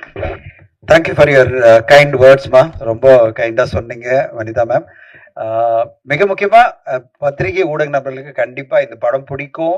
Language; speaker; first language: Tamil; native; Tamil